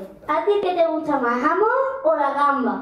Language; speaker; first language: Spanish; native; Spanish